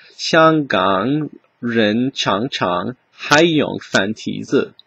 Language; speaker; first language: Chinese; non-native, learner; English